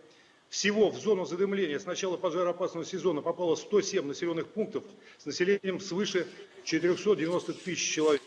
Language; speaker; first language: Russian; native; Russian